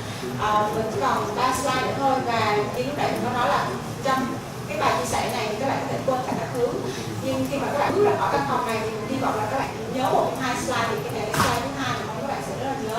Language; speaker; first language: Vietnamese; native; Vietnamese